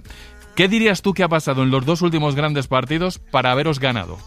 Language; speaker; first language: Spanish; native; Spanish